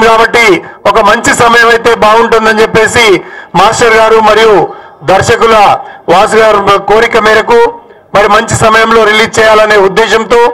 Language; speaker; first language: Telugu; native; Telugu